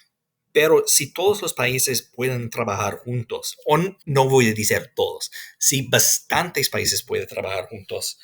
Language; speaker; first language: Spanish; non-native, fluent; English